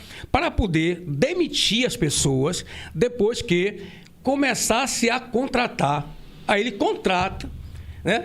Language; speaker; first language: Portuguese; native; Portuguese